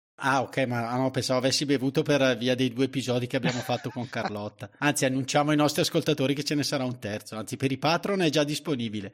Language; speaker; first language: Italian; native; Italian